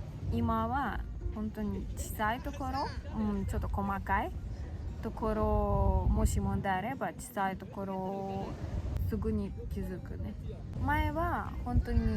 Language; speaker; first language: Japanese; non-native, learner; Russian